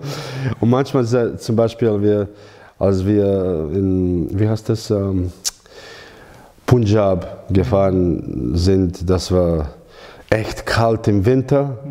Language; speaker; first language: German; non-native, learner; Croatian